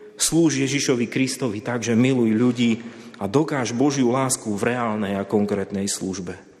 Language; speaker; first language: Slovak; native; Slovak